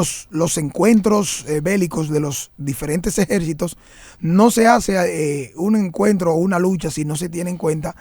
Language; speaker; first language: Spanish; native; Spanish